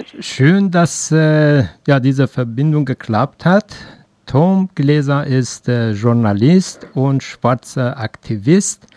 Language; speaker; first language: German; non-native, learner; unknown